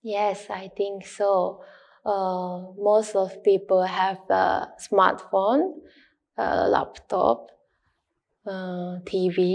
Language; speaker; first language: English; non-native, learner; Japanese